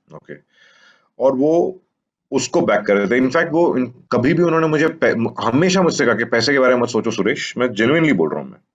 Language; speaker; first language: Hindi; native; Hindi